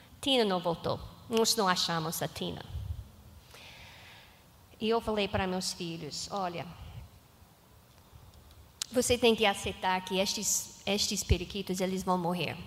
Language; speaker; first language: Portuguese; non-native, learner; English